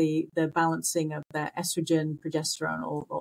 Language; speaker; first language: English; native; English